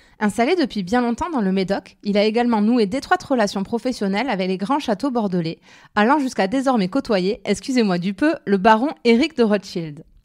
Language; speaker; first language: French; native; French